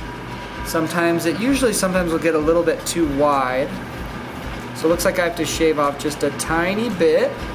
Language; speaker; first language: English; native; English